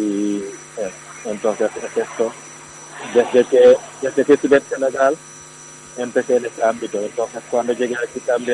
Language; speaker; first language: Spanish; non-native, fluent; Wolof